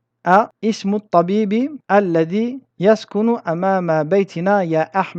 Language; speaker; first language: Arabic; non-native, fluent; French